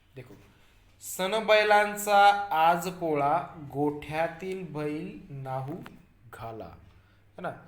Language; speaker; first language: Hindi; non-native, local second language; Marathi